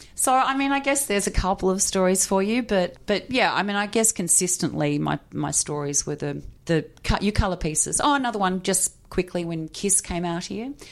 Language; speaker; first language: English; native; English